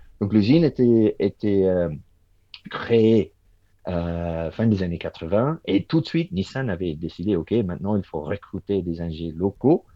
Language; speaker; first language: French; non-native, fluent; English